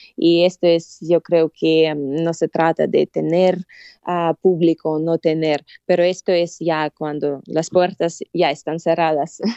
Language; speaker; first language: Spanish; non-native, fluent; Russian